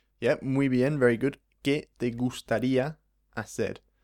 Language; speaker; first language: Spanish; non-native, fluent; English